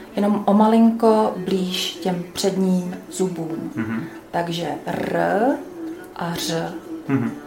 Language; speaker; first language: Czech; native; Czech